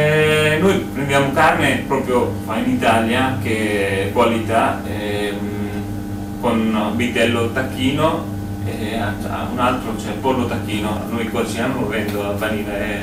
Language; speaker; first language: Italian; non-native, learner; Bangla